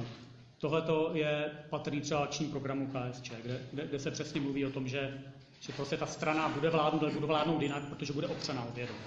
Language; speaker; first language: Czech; native; Czech